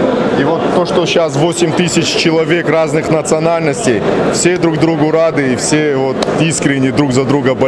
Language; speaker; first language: Russian; native; Russian